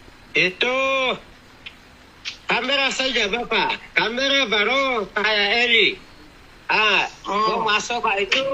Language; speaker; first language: Indonesian; non-native, local second language; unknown